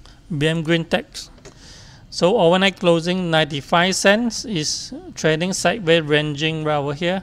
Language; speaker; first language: English; non-native, local second language; Chinese